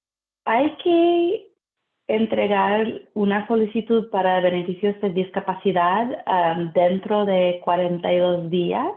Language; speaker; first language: Spanish; early bilingual, heritage; Spanish